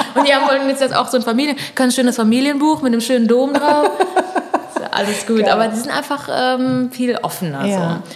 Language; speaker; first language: German; early bilingual, other home language; Portuguese